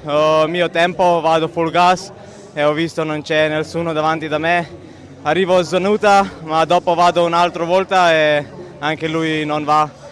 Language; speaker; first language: Italian; non-native, learner; Slovenian